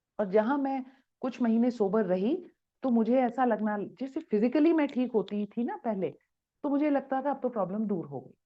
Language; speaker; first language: Hindi; native; Hindi